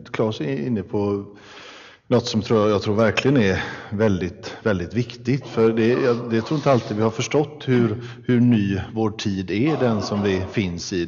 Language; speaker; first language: Swedish; native; Swedish